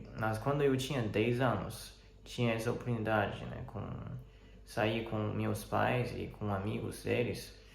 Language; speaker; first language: Portuguese; non-native, fluent; Chinese